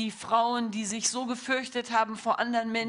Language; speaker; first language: German; non-native, fluent; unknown